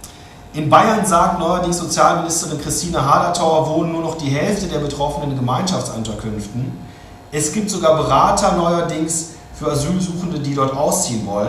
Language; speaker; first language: German; native; German